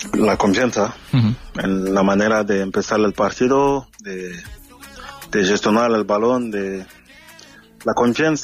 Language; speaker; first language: Spanish; non-native, fluent; French